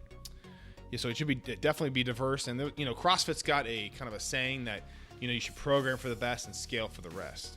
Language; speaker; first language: English; native; English